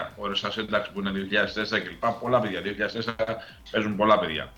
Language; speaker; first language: Greek; native; Greek